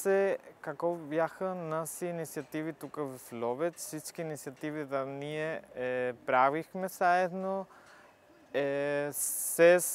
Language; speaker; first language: Bulgarian; non-native, learner; Spanish